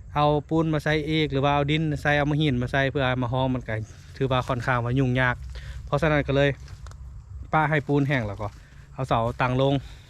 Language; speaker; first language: Lao; native; Lao